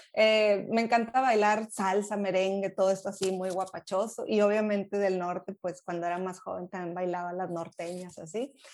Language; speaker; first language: Spanish; native; Spanish